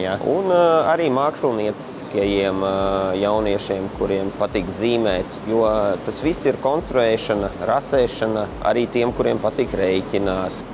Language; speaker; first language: Latvian; native; Latvian